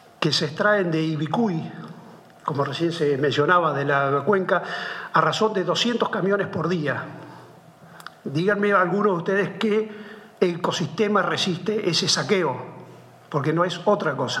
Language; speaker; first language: Spanish; native; Spanish